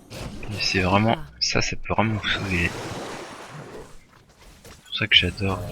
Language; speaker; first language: French; native; French